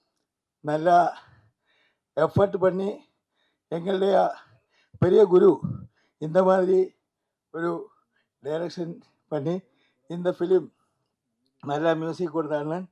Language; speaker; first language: Tamil; non-native, learner; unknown